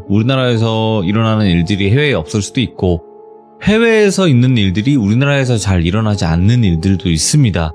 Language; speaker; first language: Korean; native; Korean